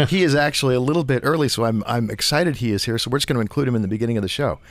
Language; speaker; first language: English; native; English